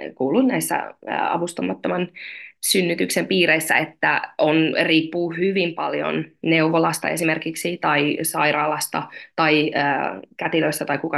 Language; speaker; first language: Finnish; non-native, fluent; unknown